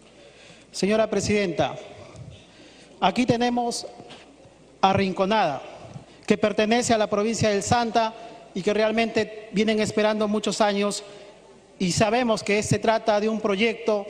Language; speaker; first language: Spanish; native; Spanish